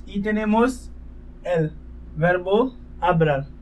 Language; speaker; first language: Spanish; non-native, fluent; Haitian Creole